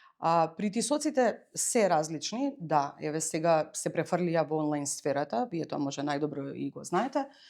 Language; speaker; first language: Macedonian; native; Macedonian